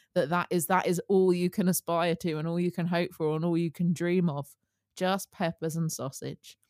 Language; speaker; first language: English; early bilingual, other home language; Italian